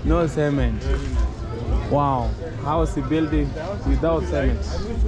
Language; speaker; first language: English; non-native, learner; Swahili